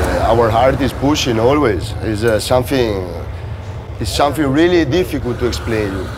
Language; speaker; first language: English; non-native, fluent; Italian